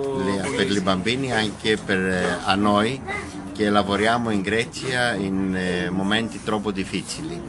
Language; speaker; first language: Italian; non-native, learner; Greek